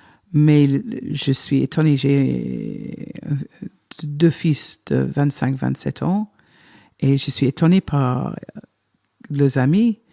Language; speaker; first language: French; non-native, fluent; English